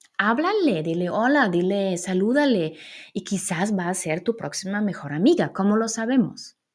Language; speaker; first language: Spanish; non-native, fluent; German